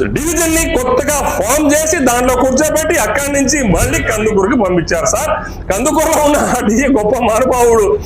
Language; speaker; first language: Telugu; native; Telugu